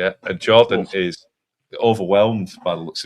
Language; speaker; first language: English; native; English